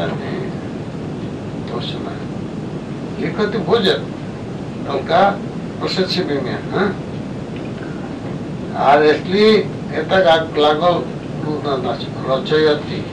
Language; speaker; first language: Russian; non-native, learner; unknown